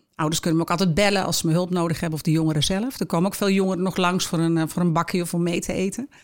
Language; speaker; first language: Dutch; native; Dutch